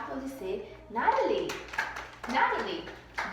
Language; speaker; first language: French; non-native, fluent; English